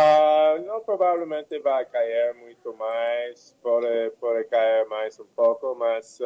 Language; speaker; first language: Portuguese; non-native, fluent; English